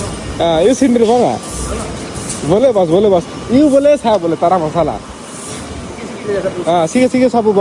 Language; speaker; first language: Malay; non-native, learner; Bangla